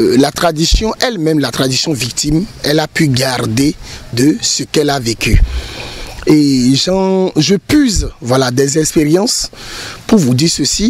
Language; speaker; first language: French; non-native, local second language; Fon